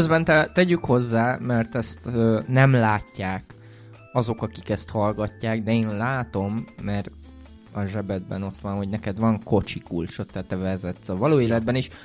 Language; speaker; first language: Hungarian; native; Hungarian